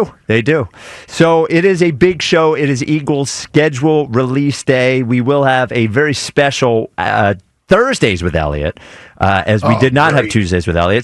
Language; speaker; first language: English; native; English